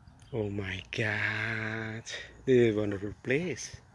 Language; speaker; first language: English; non-native, learner; Indonesian